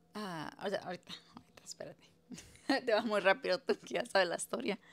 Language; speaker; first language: Spanish; early bilingual, heritage; Spanish